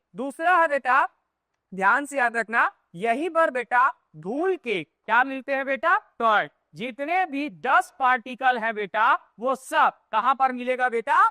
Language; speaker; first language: Hindi; native; Hindi